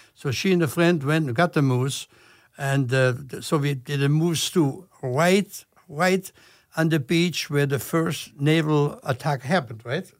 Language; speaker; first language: English; non-native, fluent; German